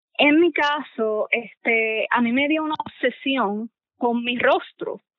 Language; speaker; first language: Spanish; native; Spanish